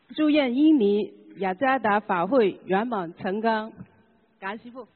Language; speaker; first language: Chinese; native; Chinese